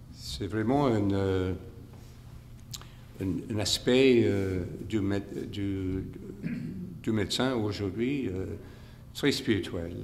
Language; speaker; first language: French; non-native, fluent; English